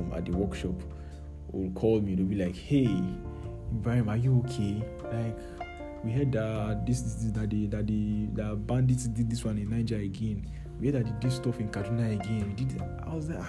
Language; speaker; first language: English; non-native, local second language; Yoruba